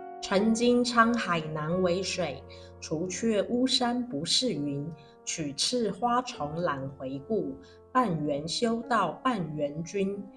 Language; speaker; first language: Chinese; native; Chinese